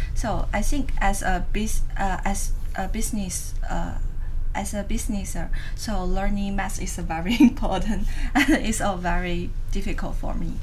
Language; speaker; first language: English; non-native, learner; Chinese